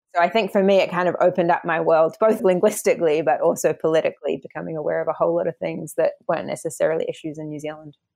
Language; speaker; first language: English; native; English